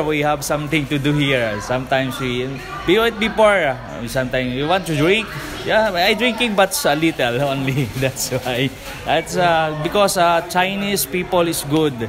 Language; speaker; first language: English; non-native, local second language; Filipino